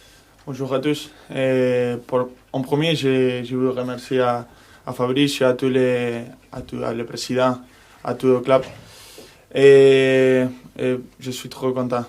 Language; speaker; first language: French; non-native, fluent; Spanish